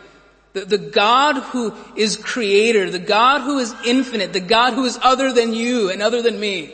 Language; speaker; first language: English; native; English